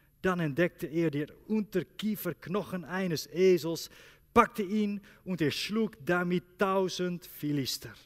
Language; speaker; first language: German; non-native, learner; Dutch